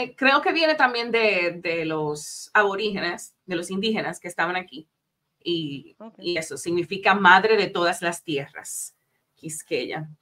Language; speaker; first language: Spanish; native; Spanish